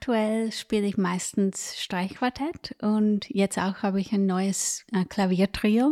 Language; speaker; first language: German; non-native, fluent; English